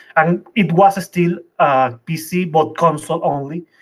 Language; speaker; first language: English; non-native, fluent; Spanish